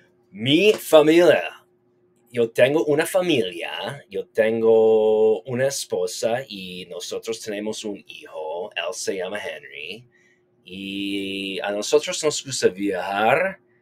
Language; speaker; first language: Spanish; non-native, fluent; English